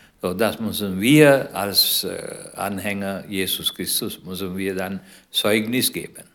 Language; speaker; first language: German; non-native, learner; Sinhala